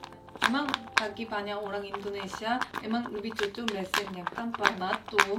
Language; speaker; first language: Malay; non-native, fluent; Korean